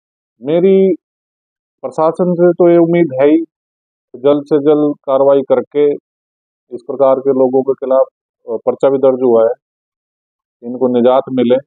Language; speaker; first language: Hindi; native; Hindi